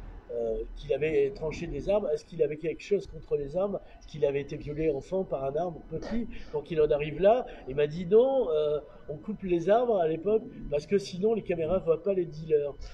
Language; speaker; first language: French; native; French